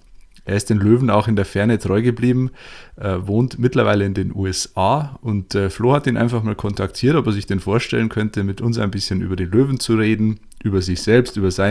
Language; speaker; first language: German; native; German